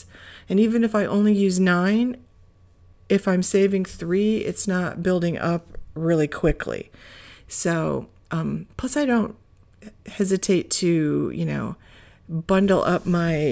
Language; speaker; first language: English; native; English